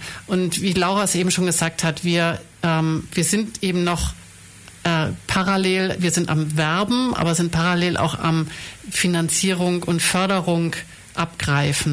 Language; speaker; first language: German; native; German